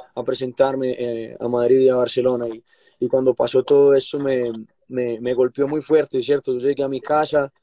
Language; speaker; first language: Spanish; native; Spanish